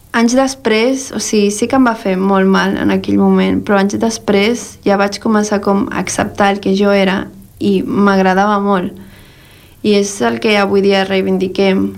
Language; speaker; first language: Catalan; early bilingual, other home language; Spanish